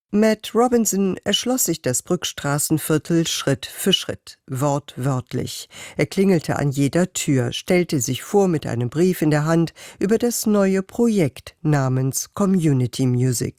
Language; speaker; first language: German; native; German